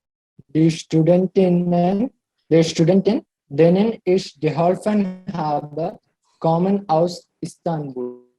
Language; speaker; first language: German; non-native, learner; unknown